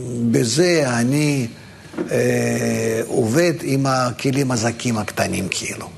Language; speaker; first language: Hebrew; non-native, fluent; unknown